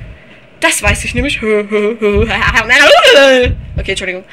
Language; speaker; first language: German; native; German